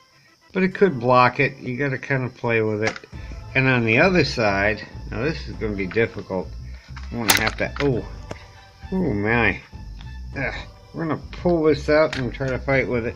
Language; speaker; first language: English; native; English